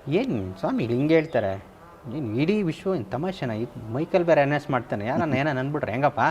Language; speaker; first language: Kannada; native; Kannada